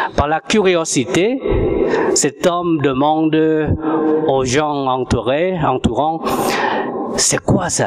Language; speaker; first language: French; non-native, fluent; Vietnamese